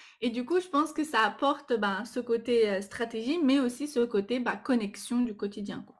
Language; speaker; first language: French; non-native, fluent; Portuguese